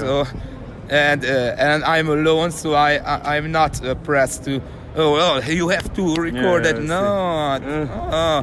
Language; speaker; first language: English; non-native, learner; Hungarian